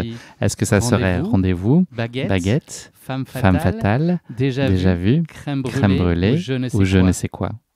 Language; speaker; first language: French; native; French